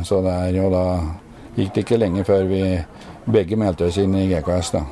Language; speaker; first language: Norwegian; native; Norwegian